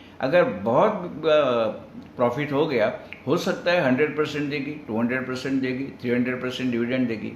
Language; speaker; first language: Hindi; non-native, local second language; Marathi